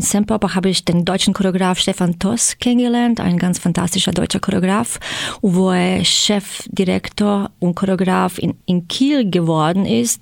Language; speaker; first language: German; non-native, fluent; Croatian